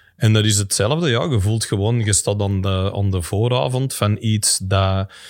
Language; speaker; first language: Dutch; non-native, local second language; English